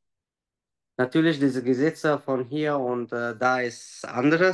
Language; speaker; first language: German; non-native, learner; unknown